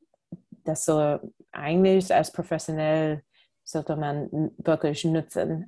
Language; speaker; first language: German; non-native, fluent; English